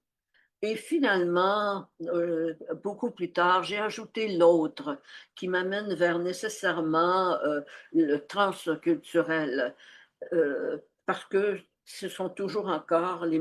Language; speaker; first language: French; native; French